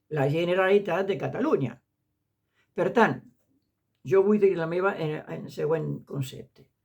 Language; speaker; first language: Catalan; non-native, fluent; Spanish